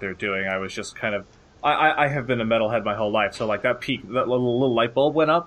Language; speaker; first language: English; native; English